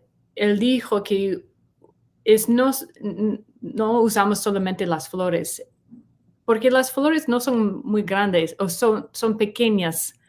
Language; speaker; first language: Spanish; non-native, learner; English